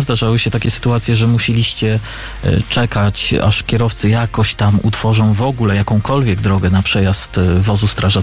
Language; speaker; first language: Polish; native; Polish